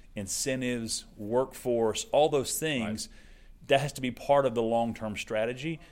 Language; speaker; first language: English; native; English